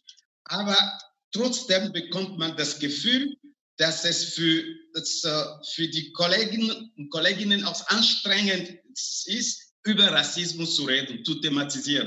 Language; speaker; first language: German; non-native, fluent; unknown